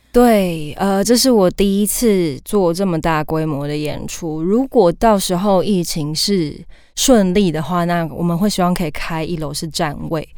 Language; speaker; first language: Chinese; native; Chinese